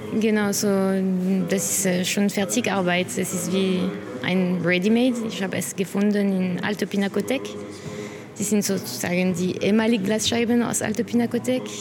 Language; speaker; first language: German; non-native, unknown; French